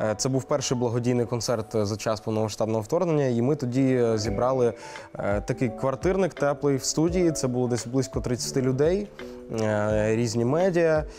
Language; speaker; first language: Ukrainian; non-native, local second language; Russian